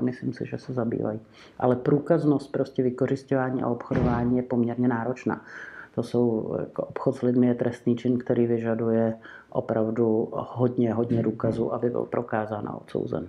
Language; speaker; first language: Czech; native; Czech